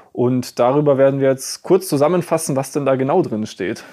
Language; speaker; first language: German; native; German